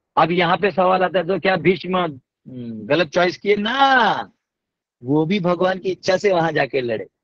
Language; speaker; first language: Hindi; non-native, local second language; Marathi